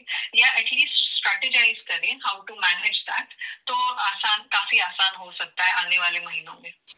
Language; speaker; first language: Hindi; native; Hindi